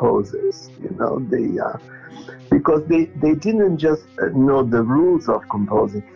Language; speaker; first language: English; non-native, fluent; Portuguese